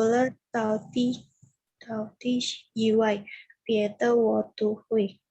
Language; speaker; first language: Chinese; non-native, learner; Indonesian